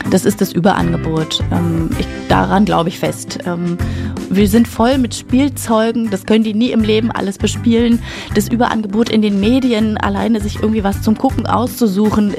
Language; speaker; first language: German; native; German